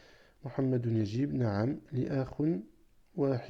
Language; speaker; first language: Arabic; non-native, fluent; French